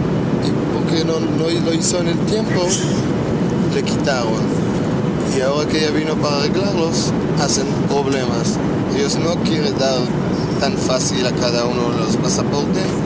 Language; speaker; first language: Spanish; early bilingual, heritage; Hebrew